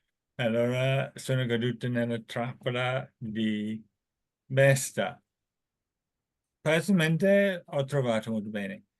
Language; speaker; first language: Italian; non-native, fluent; English